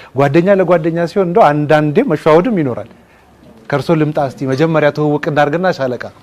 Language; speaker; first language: Amharic; native; Amharic